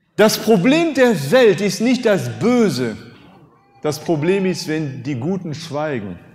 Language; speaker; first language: German; non-native, fluent; French